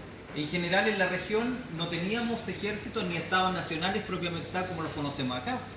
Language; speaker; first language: Spanish; native; Spanish